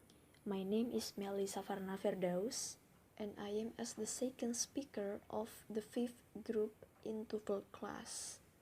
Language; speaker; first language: English; non-native, fluent; Indonesian